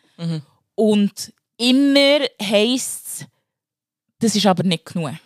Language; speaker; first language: German; early bilingual, other home language; Lingala